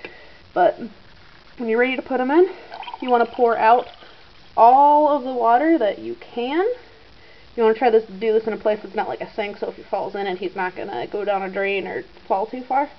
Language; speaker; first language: English; native; English